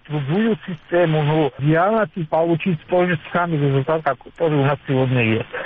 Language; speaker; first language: Russian; non-native, local second language; Georgian